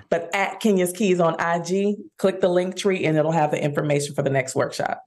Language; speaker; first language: English; native; English